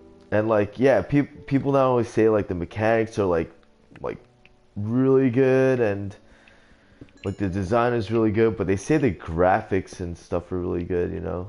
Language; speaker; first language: English; early bilingual, other home language; Chinese